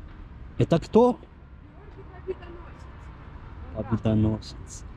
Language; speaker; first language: Russian; non-native, learner; Turkish